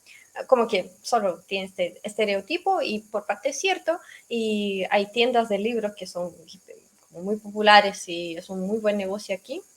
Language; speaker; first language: Spanish; non-native, fluent; Russian